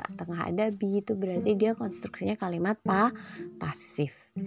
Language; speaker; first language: English; non-native, fluent; Indonesian